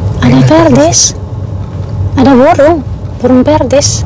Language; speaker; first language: Indonesian; native; Indonesian